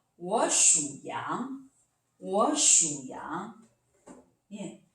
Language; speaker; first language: Chinese; non-native, fluent; Korean